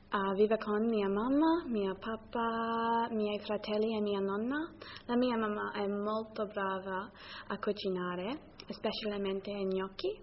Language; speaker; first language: Italian; non-native, learner; English